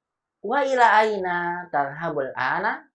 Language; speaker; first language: Arabic; non-native, fluent; Indonesian